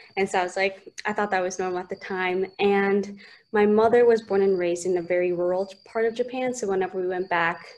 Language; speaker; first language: English; native; English